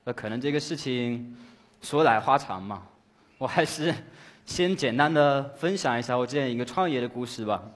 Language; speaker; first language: Chinese; non-native, fluent; English